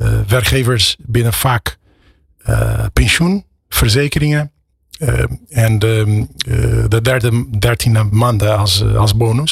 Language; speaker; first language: Dutch; non-native, fluent; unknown